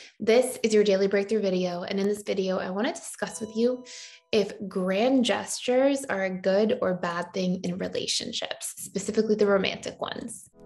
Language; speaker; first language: English; native; English